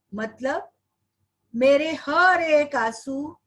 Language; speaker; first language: Hindi; non-native, local second language; Marathi